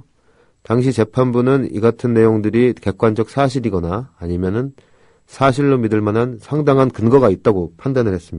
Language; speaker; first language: Korean; native; Korean